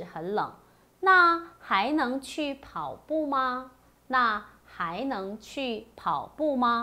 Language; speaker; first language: Chinese; non-native, fluent; Korean